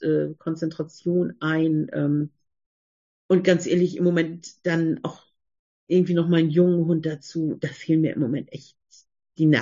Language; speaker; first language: German; native; German